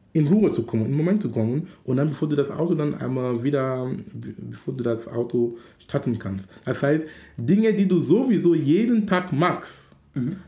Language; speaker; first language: German; non-native, fluent; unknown